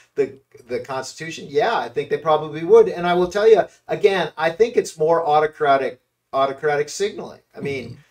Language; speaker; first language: English; native; English